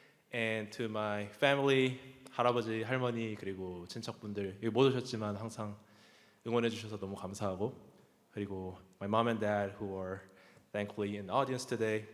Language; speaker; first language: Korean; early bilingual, heritage; Korean